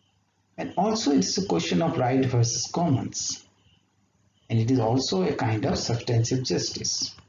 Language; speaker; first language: English; non-native, local second language; Assamese